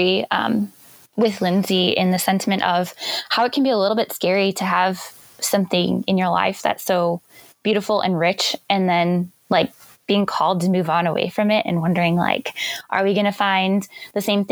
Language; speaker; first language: English; native; English